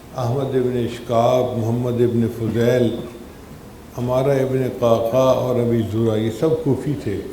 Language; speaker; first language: Urdu; non-native, local second language; Punjabi